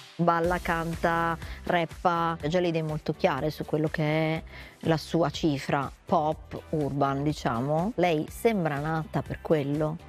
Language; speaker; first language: Italian; native; Italian